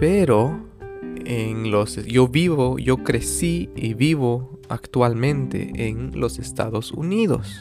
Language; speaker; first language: Spanish; early bilingual, other home language; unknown